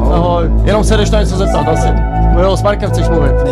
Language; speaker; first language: Czech; native; Czech